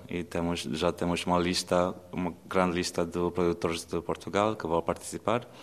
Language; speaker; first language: Portuguese; non-native, fluent; Romanian